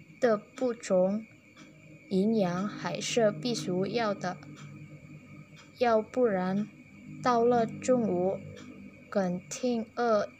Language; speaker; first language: Chinese; non-native, learner; Indonesian